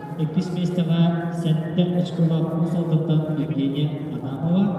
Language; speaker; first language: Russian; non-native, local second language; Yakut